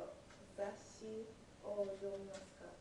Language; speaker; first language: Japanese; non-native, learner; English